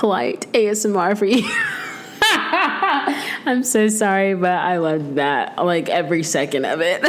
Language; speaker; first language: English; native; English